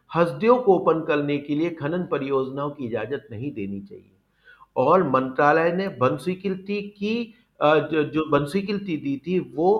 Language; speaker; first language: Hindi; native; Hindi